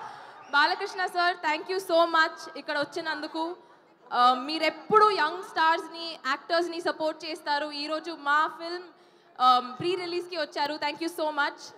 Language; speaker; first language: Telugu; non-native, fluent; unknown